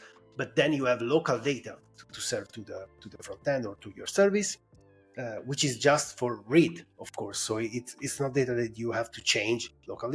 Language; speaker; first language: English; non-native, fluent; Italian